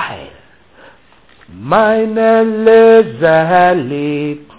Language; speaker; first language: German; non-native, learner; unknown